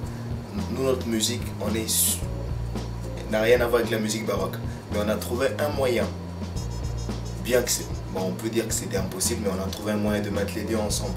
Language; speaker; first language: French; non-native, local second language; Lingala